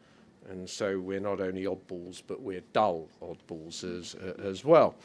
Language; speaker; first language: English; native; English